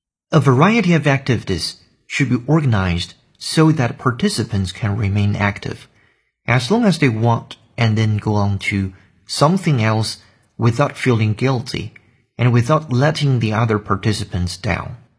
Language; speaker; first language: English; non-native, fluent; Chinese